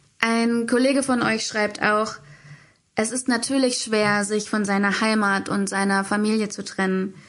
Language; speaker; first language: German; native; German